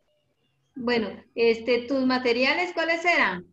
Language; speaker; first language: Spanish; native; Spanish